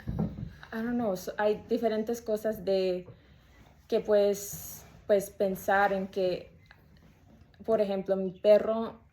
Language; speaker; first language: Spanish; early bilingual, heritage; Spanish